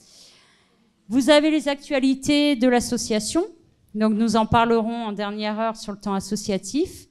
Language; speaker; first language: French; native; French